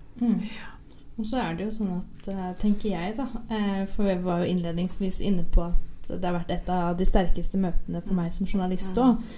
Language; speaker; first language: Norwegian; native; Norwegian